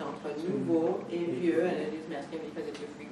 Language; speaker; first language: French; non-native, fluent; English